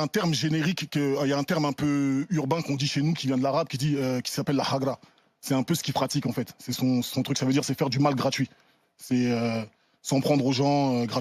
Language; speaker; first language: French; native; French